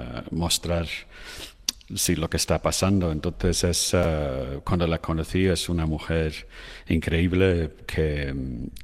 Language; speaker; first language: Spanish; non-native, fluent; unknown